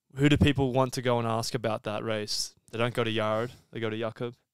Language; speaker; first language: English; native; English